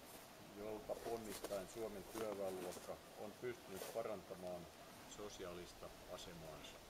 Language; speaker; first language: Finnish; native; Finnish